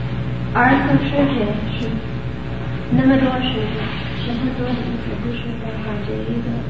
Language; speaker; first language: Chinese; non-native, learner; English